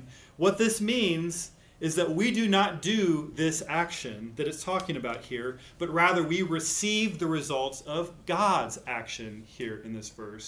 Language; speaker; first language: English; native; English